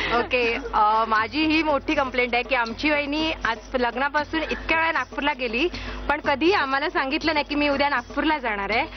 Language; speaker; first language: Marathi; non-native, local second language; Gujarati